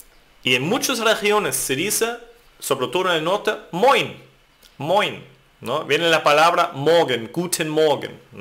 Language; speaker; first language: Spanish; non-native, fluent; German